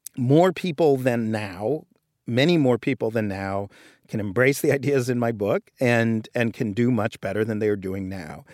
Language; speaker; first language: English; native; English